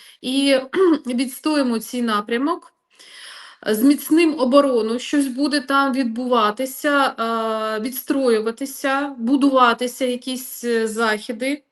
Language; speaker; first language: Ukrainian; non-native, local second language; Russian